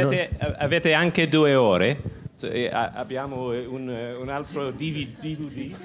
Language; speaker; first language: Italian; non-native, learner; English